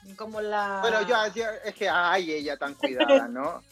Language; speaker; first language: Spanish; native; Spanish